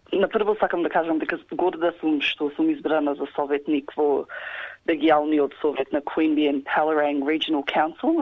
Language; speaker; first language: Macedonian; early bilingual, heritage; Macedonian